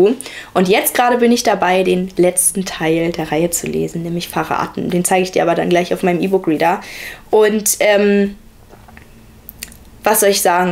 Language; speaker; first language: German; native; German